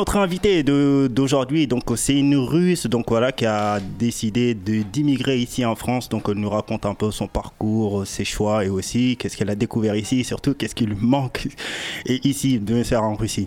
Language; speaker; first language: French; native; French